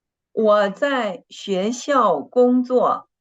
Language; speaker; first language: Chinese; non-native, fluent; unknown